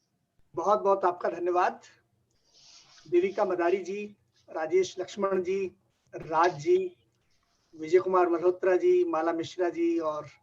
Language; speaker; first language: Hindi; native; Hindi